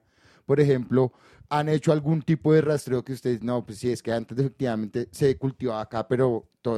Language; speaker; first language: Spanish; native; Spanish